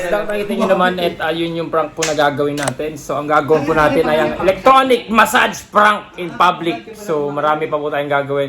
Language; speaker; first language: Filipino; non-native, local second language; Cebuano